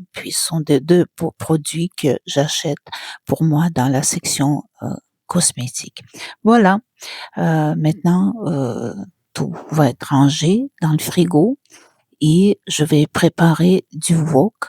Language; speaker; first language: French; non-native, fluent; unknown